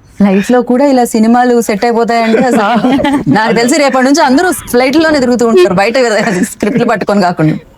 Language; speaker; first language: Telugu; native; Telugu